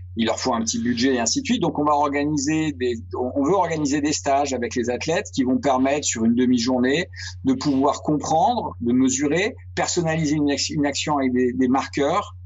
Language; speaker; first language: French; native; French